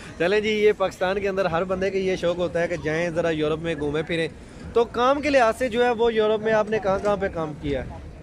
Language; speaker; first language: Urdu; non-native, local second language; Punjabi